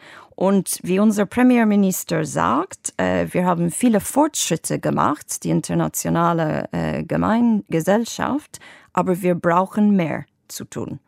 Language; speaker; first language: German; non-native, fluent; English